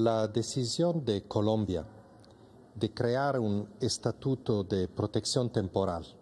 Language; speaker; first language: Italian; non-native, learner; Spanish